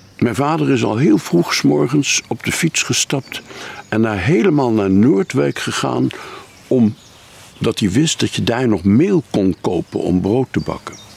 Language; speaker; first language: Dutch; native; Dutch